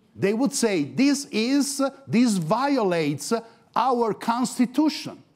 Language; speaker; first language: English; non-native, fluent; Italian